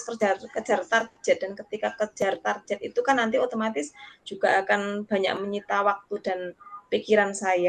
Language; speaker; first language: Indonesian; non-native, local second language; Javanese